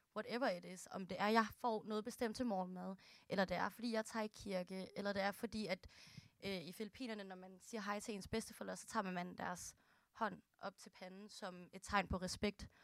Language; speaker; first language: Danish; early bilingual, other home language; Filipino